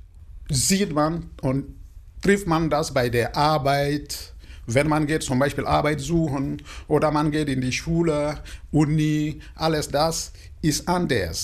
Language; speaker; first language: German; non-native, learner; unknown